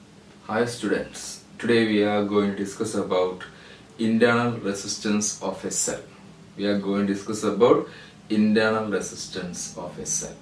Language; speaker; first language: English; non-native, local second language; Malayalam